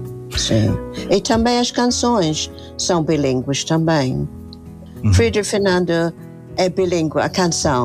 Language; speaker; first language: Portuguese; non-native, fluent; English